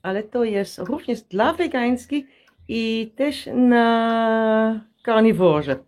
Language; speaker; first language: Polish; non-native, learner; Dutch